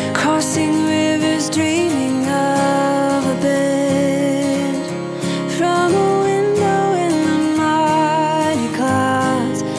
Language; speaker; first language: English; non-native, learner; French